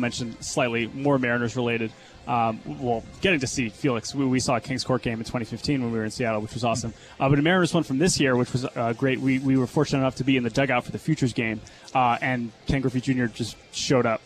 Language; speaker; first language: English; native; English